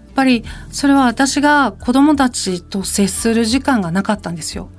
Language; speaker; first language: Japanese; native; Japanese